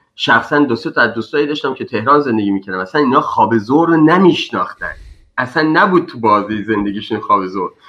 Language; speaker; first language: Persian; native; Persian